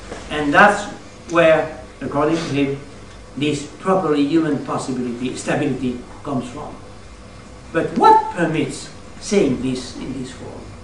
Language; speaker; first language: English; non-native, fluent; French